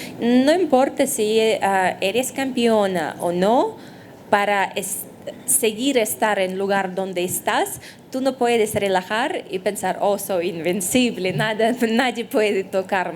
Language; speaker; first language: Spanish; non-native, fluent; Russian